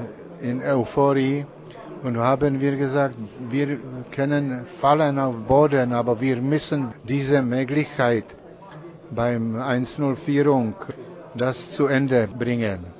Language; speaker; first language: German; non-native, learner; Czech